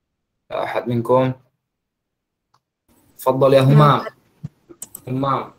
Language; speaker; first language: Arabic; non-native, fluent; Indonesian